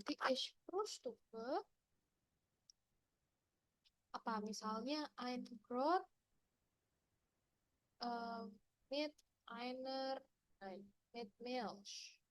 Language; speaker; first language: German; non-native, learner; Indonesian